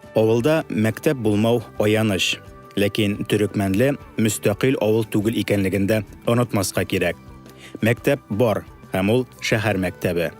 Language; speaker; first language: Tatar; native; Tatar